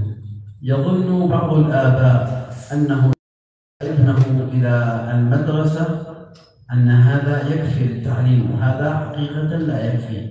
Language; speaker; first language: Arabic; non-native, fluent; Indonesian